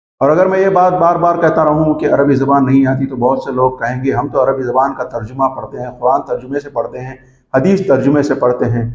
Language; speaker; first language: Urdu; native; Urdu